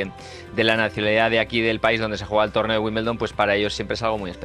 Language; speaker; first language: Spanish; native; Spanish